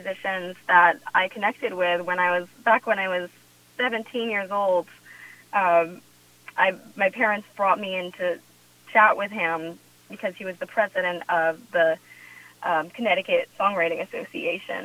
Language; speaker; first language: English; native; English